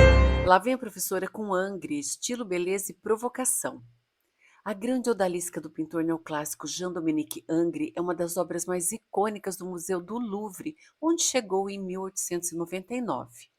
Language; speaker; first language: Portuguese; native; Portuguese